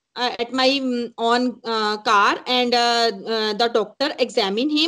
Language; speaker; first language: English; non-native, local second language; Punjabi